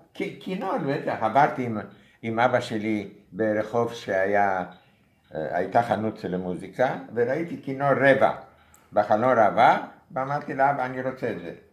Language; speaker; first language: Hebrew; non-native, fluent; Romanian